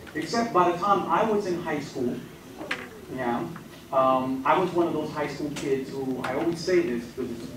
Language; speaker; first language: English; early bilingual, other home language; Spanish